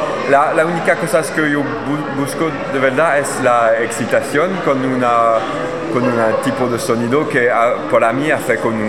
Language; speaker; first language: Spanish; non-native, learner; French